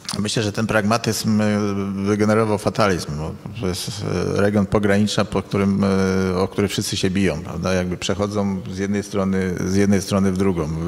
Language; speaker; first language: Polish; native; Polish